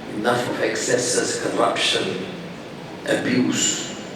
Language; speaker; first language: English; non-native, local second language; Malay